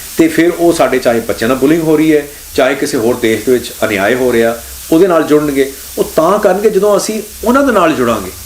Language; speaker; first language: Punjabi; early bilingual, heritage; Punjabi